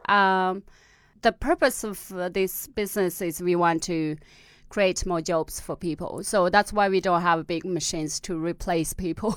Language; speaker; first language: English; non-native, fluent; Tibetan